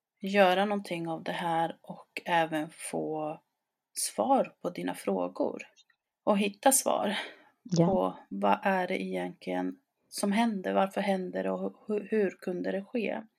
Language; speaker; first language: Swedish; native; Swedish